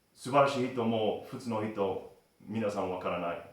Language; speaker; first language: Japanese; non-native, learner; English